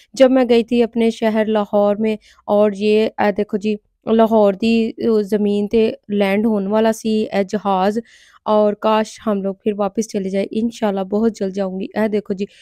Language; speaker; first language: Urdu; non-native, local second language; Punjabi